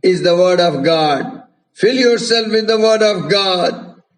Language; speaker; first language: English; non-native, local second language; Hindi